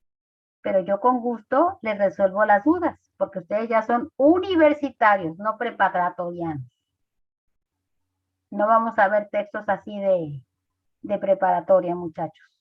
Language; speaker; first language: Spanish; native; Spanish